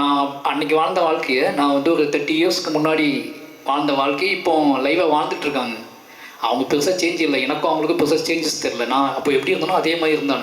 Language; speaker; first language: Tamil; native; Tamil